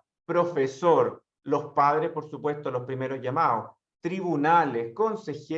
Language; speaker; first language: Spanish; native; Spanish